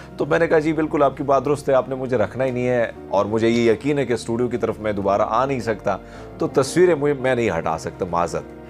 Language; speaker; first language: Urdu; non-native, local second language; Pashto